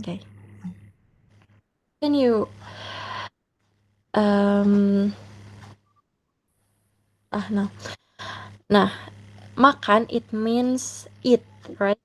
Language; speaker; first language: English; non-native, learner; Indonesian